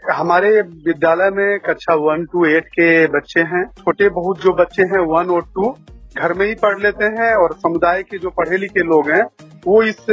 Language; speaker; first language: Hindi; native; Hindi